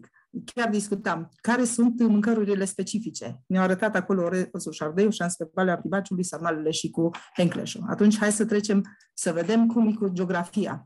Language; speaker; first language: Romanian; native; Romanian